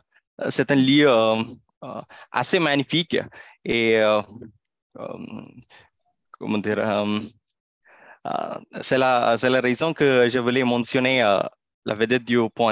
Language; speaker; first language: French; non-native, fluent; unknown